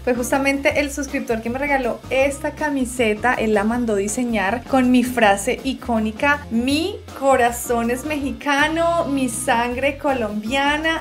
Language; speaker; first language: Spanish; native; Spanish